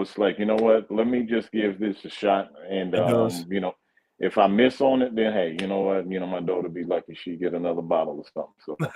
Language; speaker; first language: English; native; English